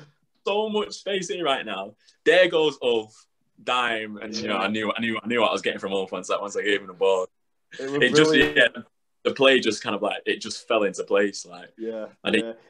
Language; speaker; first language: English; native; English